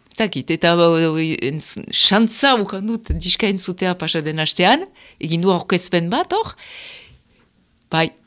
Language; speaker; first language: Basque; non-native, local second language; French